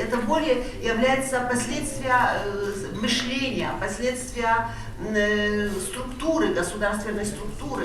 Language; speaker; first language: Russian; non-native, fluent; Polish